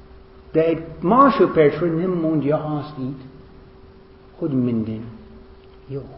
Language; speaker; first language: Hungarian; non-native, fluent; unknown